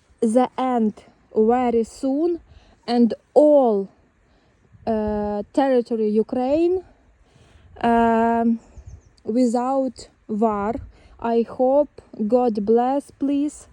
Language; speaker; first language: English; non-native, learner; Ukrainian